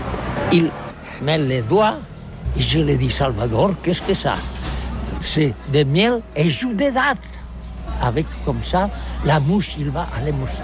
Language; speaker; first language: French; non-native, learner; Catalan